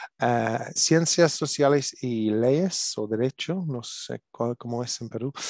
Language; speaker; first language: Spanish; non-native, learner; English